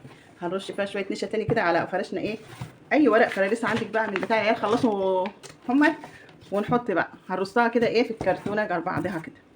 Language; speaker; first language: Arabic; native; Arabic